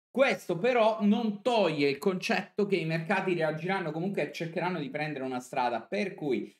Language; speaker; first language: Italian; native; Italian